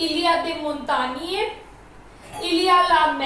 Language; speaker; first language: French; non-native, learner; Hindi